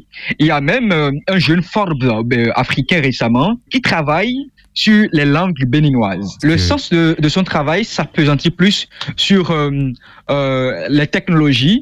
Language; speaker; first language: French; non-native, local second language; Fon